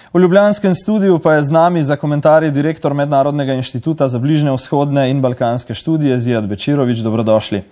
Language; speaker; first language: Slovenian; native; Slovenian